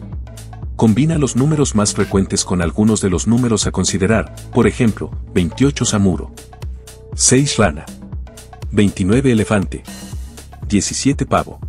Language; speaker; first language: Spanish; native; Spanish